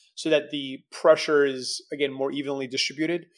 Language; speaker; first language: English; native; English